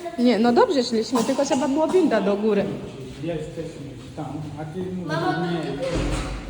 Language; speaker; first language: Polish; non-native, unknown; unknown